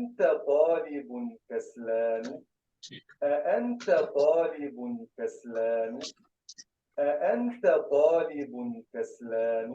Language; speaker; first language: Arabic; non-native, learner; Urdu